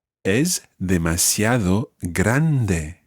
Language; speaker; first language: Spanish; non-native, fluent; English